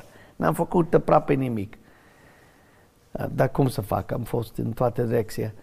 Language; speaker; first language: Romanian; non-native, learner; English